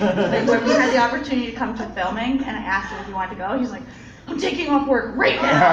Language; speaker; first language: English; native; English